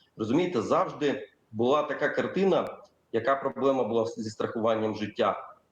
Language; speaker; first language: Ukrainian; native; Ukrainian